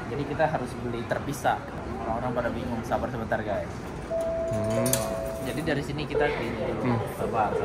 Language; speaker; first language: Indonesian; native; Indonesian